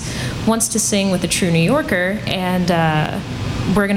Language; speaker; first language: English; native; English